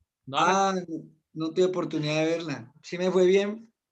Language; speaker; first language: Spanish; native; Spanish